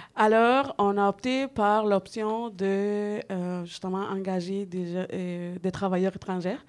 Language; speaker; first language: French; non-native, fluent; Spanish